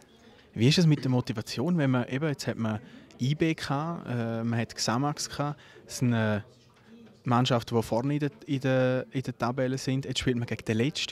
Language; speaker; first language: German; native; German